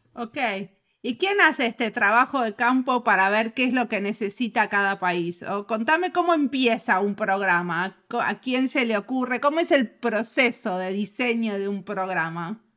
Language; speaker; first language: Spanish; native; Spanish